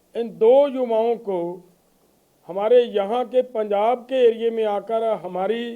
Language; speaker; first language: Hindi; non-native, local second language; Punjabi